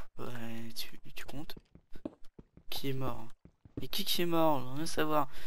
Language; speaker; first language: French; native; French